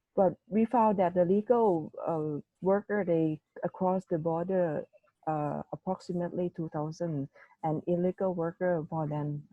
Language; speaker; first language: English; non-native, learner; Thai